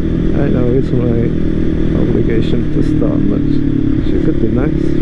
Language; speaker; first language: English; non-native, fluent; Portuguese